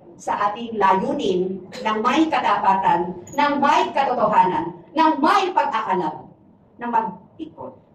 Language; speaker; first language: Filipino; native; Filipino